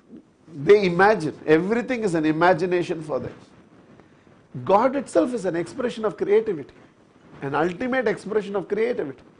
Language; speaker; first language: English; non-native, local second language; Tamil